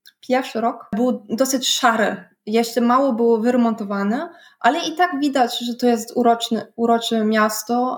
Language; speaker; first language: Polish; non-native, learner; German